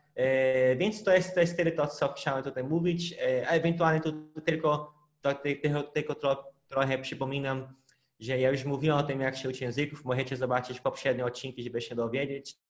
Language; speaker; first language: Polish; non-native, fluent; Portuguese